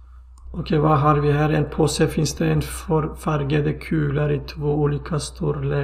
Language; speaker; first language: Swedish; non-native, fluent; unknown